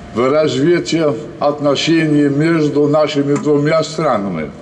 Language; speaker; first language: Russian; non-native, fluent; English